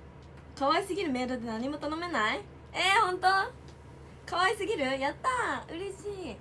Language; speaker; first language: Japanese; native; Japanese